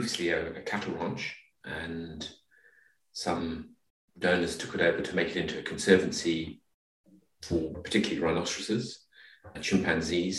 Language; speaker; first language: English; native; English